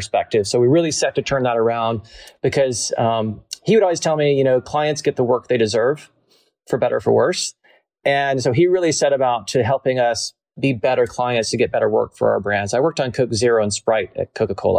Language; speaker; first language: English; native; English